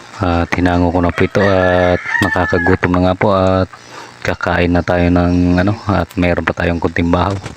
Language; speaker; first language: Filipino; non-native, local second language; Masbatenyo